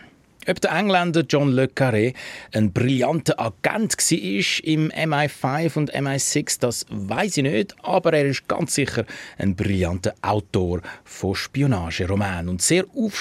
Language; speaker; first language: German; native; German